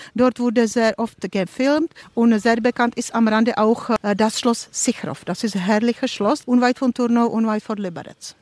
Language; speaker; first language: German; non-native, fluent; Czech